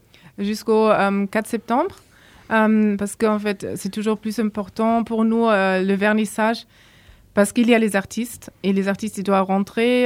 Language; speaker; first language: French; non-native, fluent; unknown